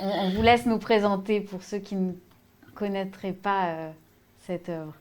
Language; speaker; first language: French; native; French